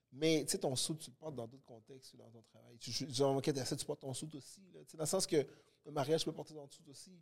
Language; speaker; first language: French; early bilingual, other home language; Haitian Creole